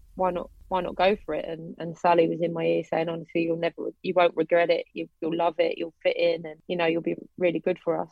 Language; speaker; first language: English; native; English